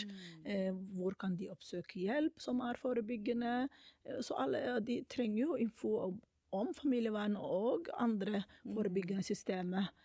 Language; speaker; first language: Norwegian; non-native, fluent; Somali